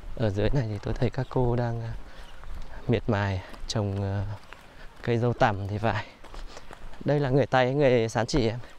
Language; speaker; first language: Vietnamese; native; Vietnamese